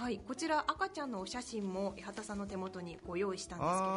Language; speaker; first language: Japanese; native; Japanese